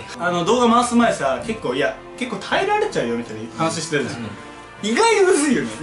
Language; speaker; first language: Japanese; native; Japanese